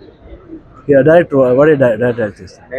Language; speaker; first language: Telugu; non-native, learner; Kannada